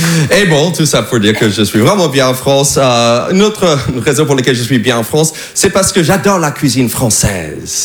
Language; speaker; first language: French; non-native, fluent; English